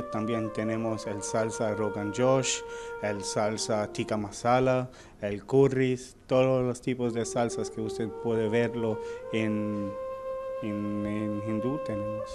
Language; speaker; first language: Spanish; non-native, learner; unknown